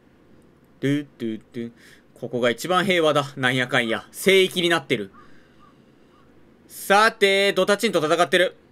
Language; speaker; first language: Japanese; native; Japanese